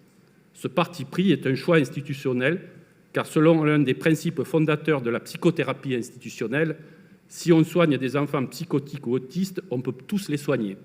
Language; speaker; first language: French; native; French